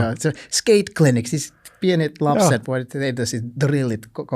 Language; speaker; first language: Finnish; non-native, learner; English